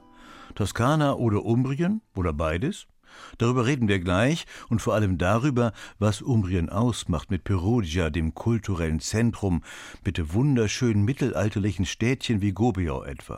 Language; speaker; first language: German; native; German